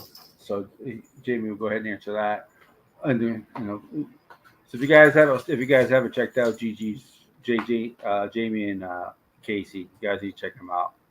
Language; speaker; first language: English; native; English